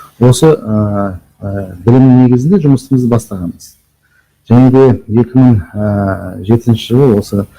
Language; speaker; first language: Kazakh; non-native, local second language; Uzbek